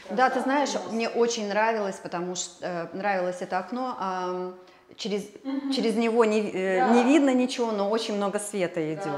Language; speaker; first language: Russian; native; Russian